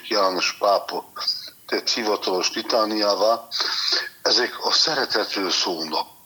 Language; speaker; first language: Hungarian; native; Hungarian